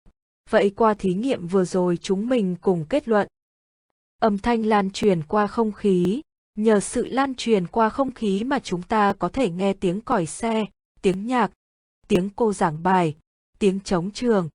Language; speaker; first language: Vietnamese; native; Vietnamese